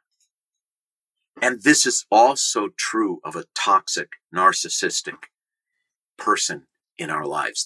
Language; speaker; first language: English; native; English